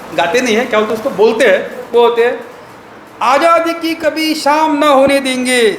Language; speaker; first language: Hindi; non-native, local second language; Marathi